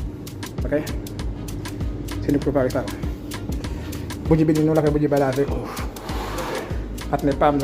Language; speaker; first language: French; non-native, learner; Haitian Creole